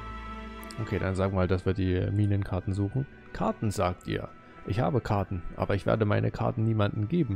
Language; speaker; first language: German; native; German